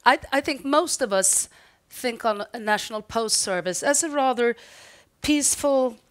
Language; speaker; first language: English; non-native, fluent; Swedish